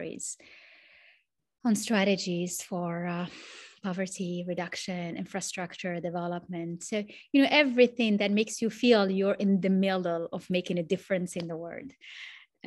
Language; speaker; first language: English; non-native, fluent; Arabic